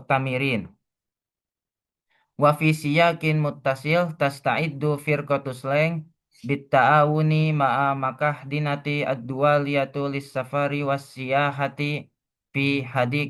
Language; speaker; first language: Arabic; non-native, learner; Indonesian